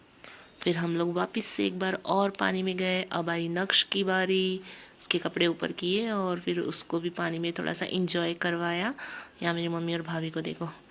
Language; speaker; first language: Hindi; native; Hindi